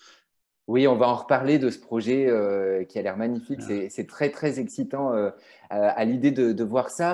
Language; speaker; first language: French; native; French